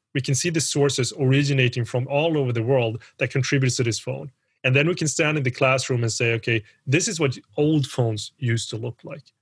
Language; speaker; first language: English; early bilingual, other home language; Spanish